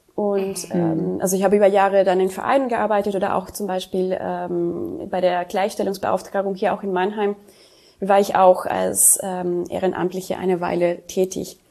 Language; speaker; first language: German; non-native, fluent; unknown